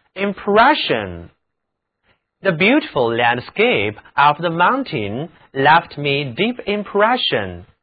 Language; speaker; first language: English; non-native, fluent; Chinese